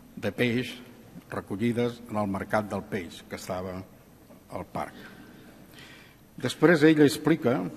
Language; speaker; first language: Catalan; non-native, local second language; Spanish